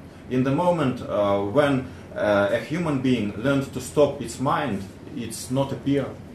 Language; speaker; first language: English; non-native, fluent; Russian